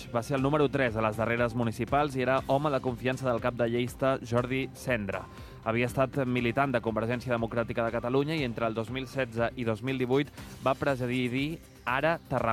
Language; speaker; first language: Catalan; native; Catalan